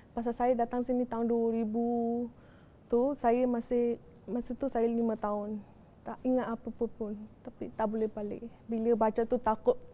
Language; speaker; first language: Malay; early bilingual, other home language; Rohingya